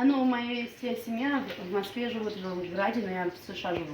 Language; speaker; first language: Russian; early bilingual, heritage; Russian